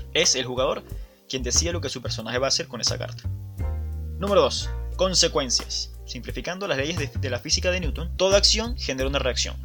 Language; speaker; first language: Spanish; native; Spanish